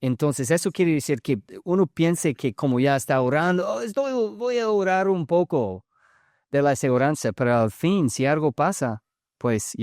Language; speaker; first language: Spanish; early bilingual, heritage; English